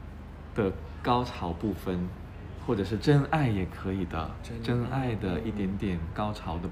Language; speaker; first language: Chinese; non-native, fluent; Thai